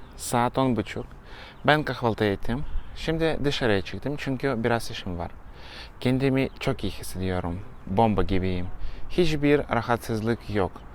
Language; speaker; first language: Turkish; non-native, learner; Russian